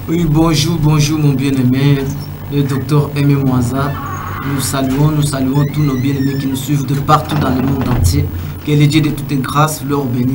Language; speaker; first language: French; non-native, local second language; Lingala